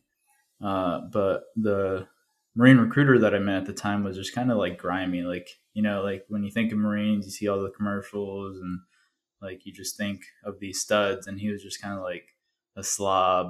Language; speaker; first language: English; early bilingual, other home language; Spanish